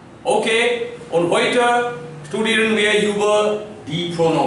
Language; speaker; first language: German; non-native, learner; Hindi